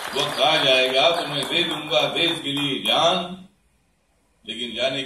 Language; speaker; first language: Hindi; non-native, local second language; Marathi